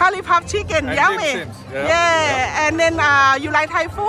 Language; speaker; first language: English; non-native, learner; Thai